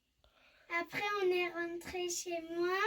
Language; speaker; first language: French; early bilingual, other home language; Bangla